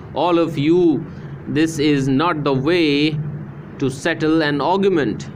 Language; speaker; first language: Hindi; native; Hindi